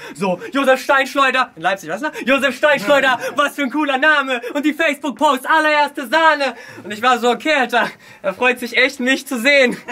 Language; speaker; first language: German; early bilingual, other home language; Russian